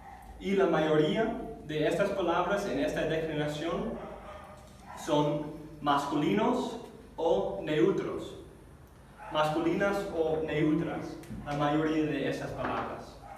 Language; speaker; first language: Spanish; non-native, fluent; English